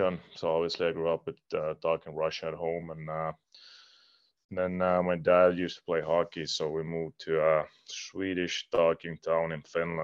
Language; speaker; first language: English; non-native, fluent; Finnish